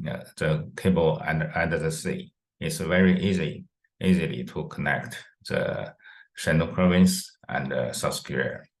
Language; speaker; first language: English; non-native, fluent; Chinese